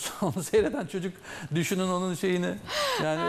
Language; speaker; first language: Turkish; native; Turkish